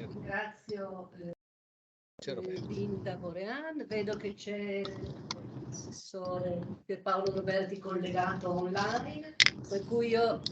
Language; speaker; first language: Italian; native; Italian